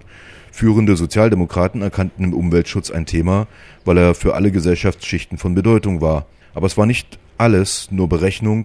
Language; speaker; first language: German; native; German